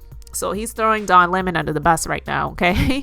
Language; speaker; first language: English; native; English